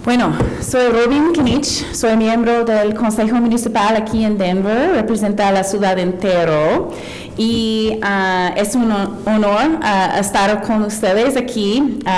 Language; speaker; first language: Spanish; non-native, learner; English